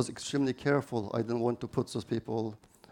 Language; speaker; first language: English; non-native, fluent; Chinese